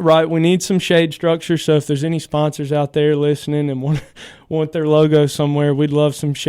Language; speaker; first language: English; native; English